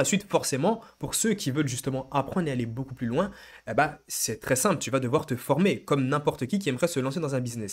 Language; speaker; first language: French; native; French